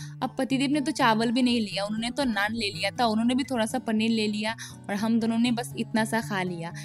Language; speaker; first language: Hindi; non-native, local second language; Bangla